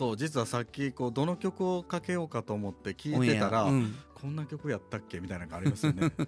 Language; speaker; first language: Japanese; native; Japanese